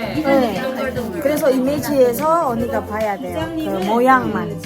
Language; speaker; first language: Korean; non-native, learner; Indonesian